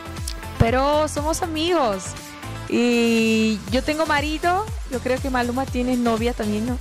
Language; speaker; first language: Spanish; non-native, fluent; Portuguese